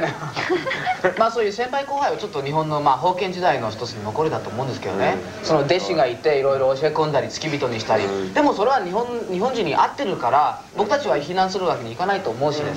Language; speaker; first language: Japanese; non-native, fluent; English